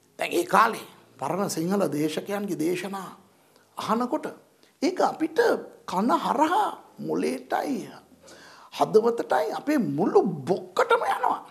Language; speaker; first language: Sinhala; non-native, local second language; Tamil